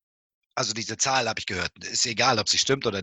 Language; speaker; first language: German; native; German